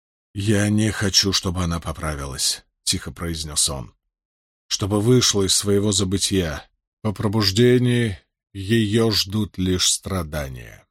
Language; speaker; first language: Russian; native; Russian